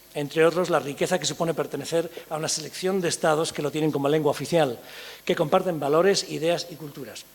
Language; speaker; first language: Spanish; early bilingual, other home language; English